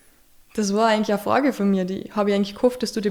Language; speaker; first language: German; native; German